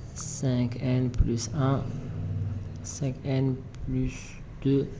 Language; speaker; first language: French; non-native, local second language; Arabic